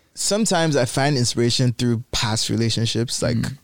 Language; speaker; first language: English; non-native, local second language; Igbo